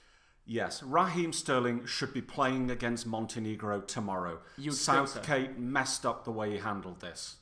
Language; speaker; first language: English; native; English